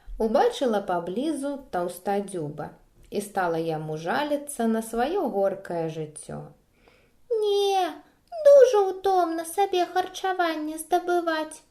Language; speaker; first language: Belarusian; non-native, local second language; Russian